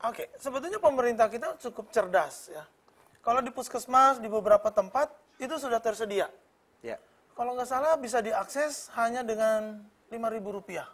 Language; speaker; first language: Indonesian; native; Indonesian